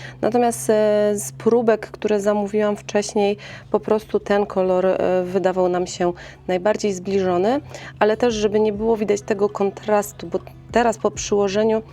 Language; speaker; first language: Polish; native; Polish